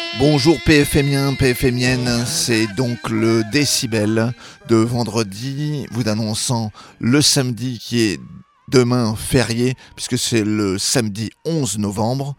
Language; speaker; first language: French; native; French